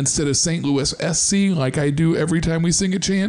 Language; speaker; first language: English; native; English